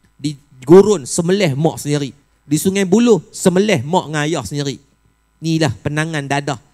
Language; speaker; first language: Malay; native; Malay